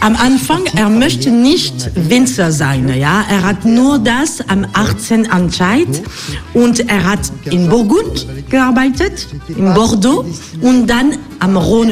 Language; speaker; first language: German; non-native, learner; French